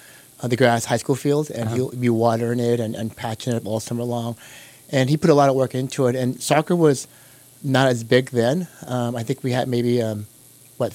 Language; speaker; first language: English; native; English